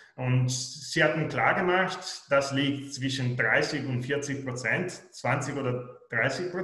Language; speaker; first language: German; non-native, local second language; Italian